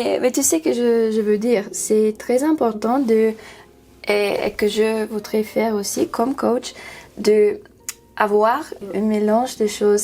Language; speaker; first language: French; non-native, learner; English